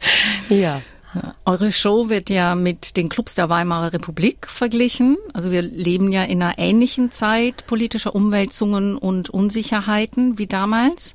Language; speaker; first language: German; native; German